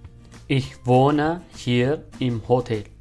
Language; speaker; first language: German; non-native, fluent; Amharic